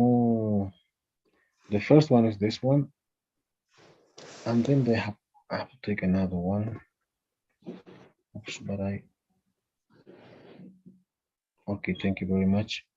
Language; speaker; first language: English; non-native, fluent; Spanish